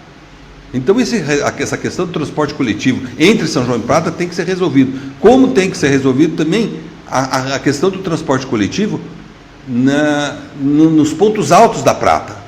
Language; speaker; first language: Portuguese; native; Portuguese